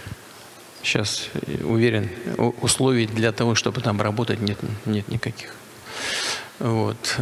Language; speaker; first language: Russian; native; Russian